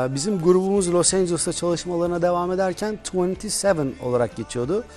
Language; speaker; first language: Turkish; native; Turkish